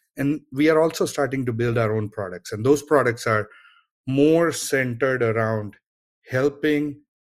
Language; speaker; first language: English; non-native, local second language; Gujarati